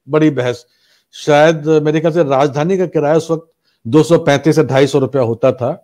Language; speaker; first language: Hindi; native; Hindi